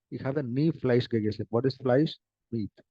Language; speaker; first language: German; non-native, fluent; Hindi